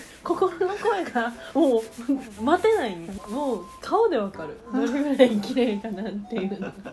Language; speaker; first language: Japanese; native; Japanese